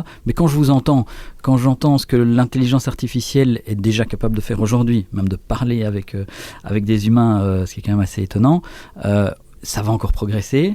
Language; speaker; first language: French; native; French